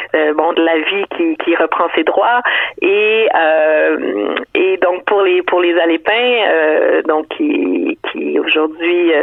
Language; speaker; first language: French; native; French